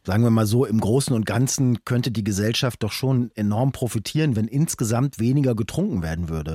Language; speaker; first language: German; native; German